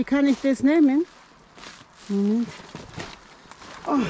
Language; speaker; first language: German; non-native, learner; Turkish